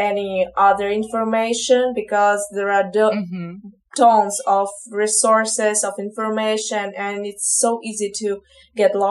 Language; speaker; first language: English; non-native, fluent; Ukrainian